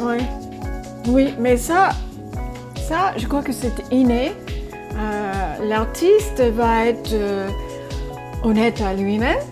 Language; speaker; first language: French; non-native, fluent; English